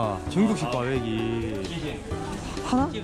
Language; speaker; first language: Korean; native; Korean